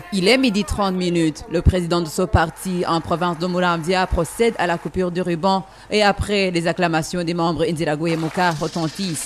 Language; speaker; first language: French; non-native, local second language; Rundi